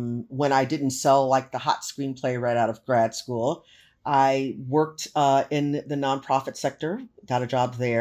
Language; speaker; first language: English; native; English